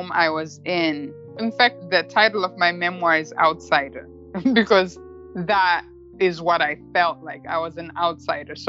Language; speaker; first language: English; non-native, local second language; Shona